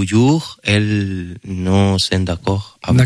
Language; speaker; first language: French; non-native, learner; Spanish